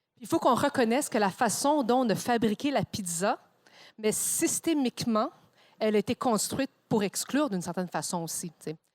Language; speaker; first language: French; native; French